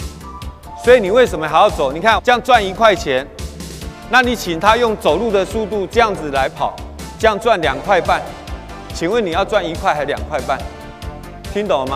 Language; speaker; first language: Chinese; native; Chinese